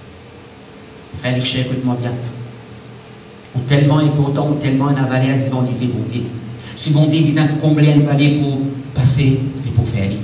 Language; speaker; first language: French; non-native, local second language; Morisyen